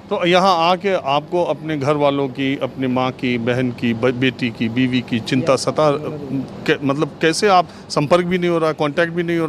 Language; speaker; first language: Hindi; native; Hindi